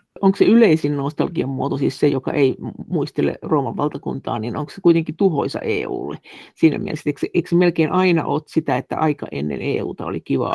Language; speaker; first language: Finnish; native; Finnish